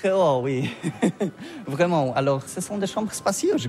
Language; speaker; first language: French; non-native, learner; Polish